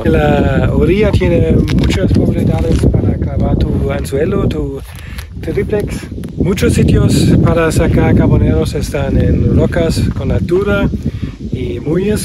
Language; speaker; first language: Spanish; non-native, learner; German